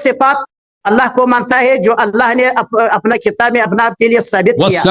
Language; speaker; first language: Hindi; non-native, learner; Pashto